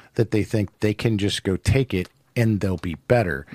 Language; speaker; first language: English; native; English